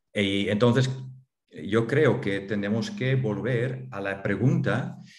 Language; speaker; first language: Spanish; non-native, fluent; Dutch